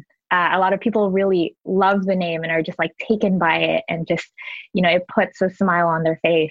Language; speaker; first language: English; non-native, local second language; Filipino